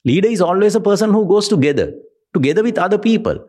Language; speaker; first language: English; non-native, local second language; Sinhala